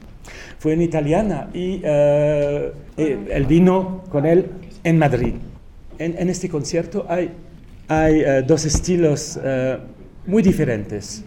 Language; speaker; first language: Spanish; non-native, fluent; French